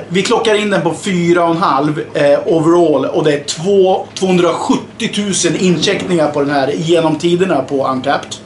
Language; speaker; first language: Swedish; native; Swedish